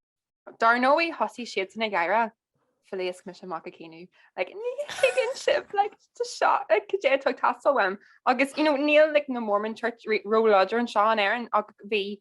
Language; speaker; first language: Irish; non-native, local second language; English